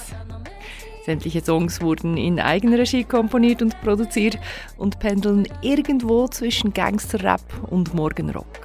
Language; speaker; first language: German; native; German